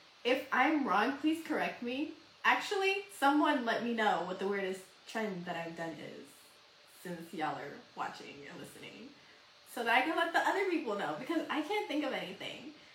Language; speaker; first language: English; early bilingual, other home language; Spanish